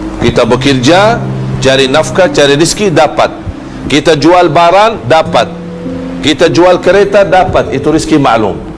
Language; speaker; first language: Malay; non-native, fluent; Arabic